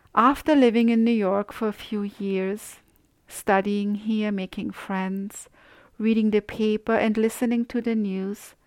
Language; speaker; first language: English; non-native, fluent; German